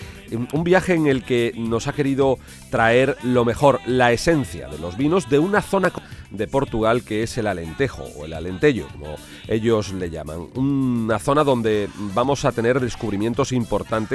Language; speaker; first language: Spanish; native; Spanish